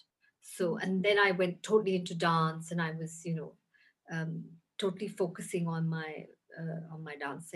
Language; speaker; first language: English; native; English